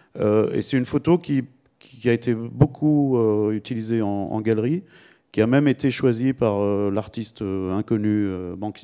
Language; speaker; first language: French; native; French